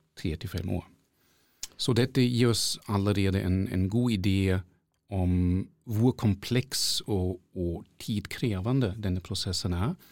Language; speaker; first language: Norwegian; non-native, fluent; German